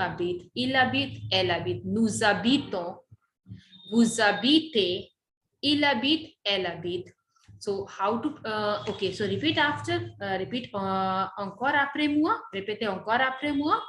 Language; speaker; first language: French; non-native, learner; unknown